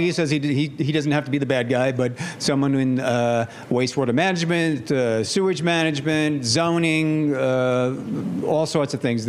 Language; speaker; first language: English; native; English